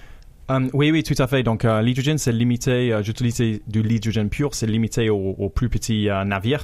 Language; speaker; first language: French; non-native, fluent; English